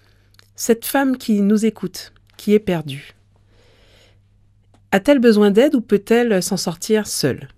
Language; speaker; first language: French; native; French